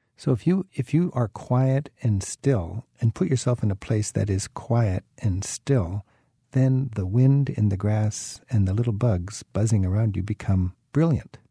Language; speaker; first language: English; native; English